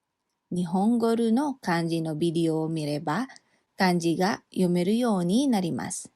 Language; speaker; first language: Japanese; non-native, fluent; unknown